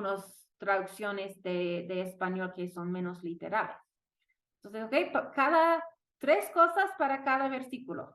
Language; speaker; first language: Spanish; non-native, fluent; English